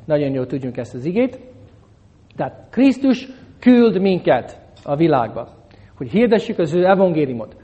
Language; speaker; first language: Hungarian; non-native, fluent; English